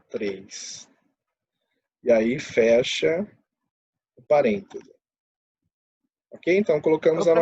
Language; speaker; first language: Portuguese; native; Portuguese